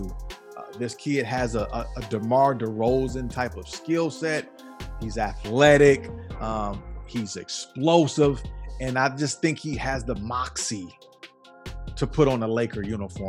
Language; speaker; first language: English; native; English